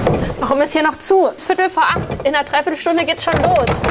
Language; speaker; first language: German; native; German